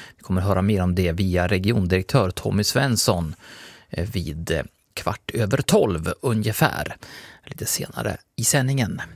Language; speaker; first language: Swedish; native; Swedish